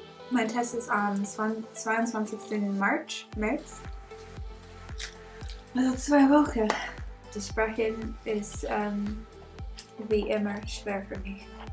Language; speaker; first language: German; non-native, learner; English